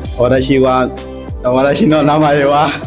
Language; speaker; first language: Japanese; non-native, learner; Burmese